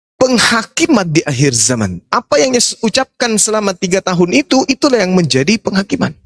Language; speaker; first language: Indonesian; native; Indonesian